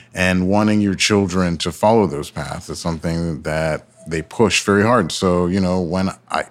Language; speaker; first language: English; early bilingual, other home language; Yoruba